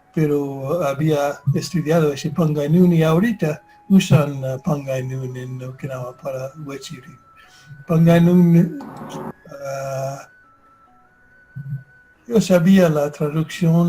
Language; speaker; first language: Spanish; non-native, fluent; English